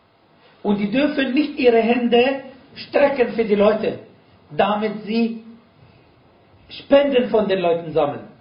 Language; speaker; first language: German; non-native, fluent; Arabic